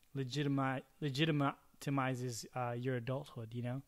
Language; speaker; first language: English; early bilingual, other home language; Chavacano